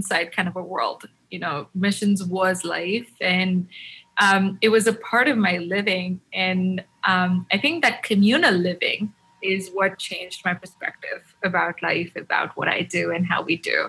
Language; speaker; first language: English; non-native, local second language; Tamil